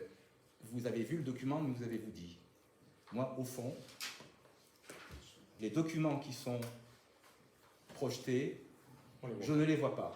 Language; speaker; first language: French; native; French